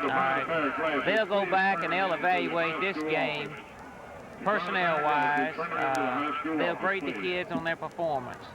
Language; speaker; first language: English; native; English